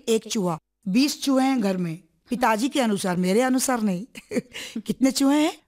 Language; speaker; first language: Hindi; non-native, local second language; Malayalam